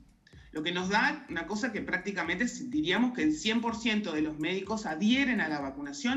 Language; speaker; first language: Spanish; native; Spanish